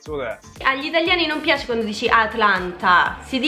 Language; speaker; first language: Italian; native; Italian